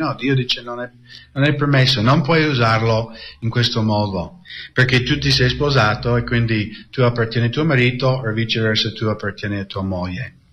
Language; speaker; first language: Italian; non-native, fluent; English